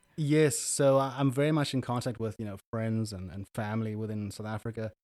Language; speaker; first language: English; native; English